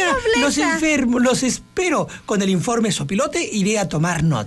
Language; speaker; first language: Spanish; native; Spanish